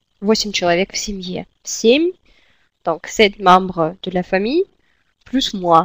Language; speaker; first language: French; non-native, fluent; Russian